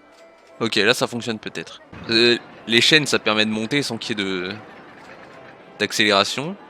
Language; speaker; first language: French; native; French